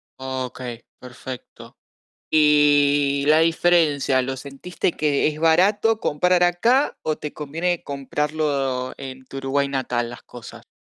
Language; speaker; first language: Spanish; native; Spanish